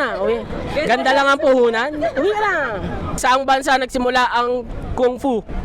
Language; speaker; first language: Filipino; native; Filipino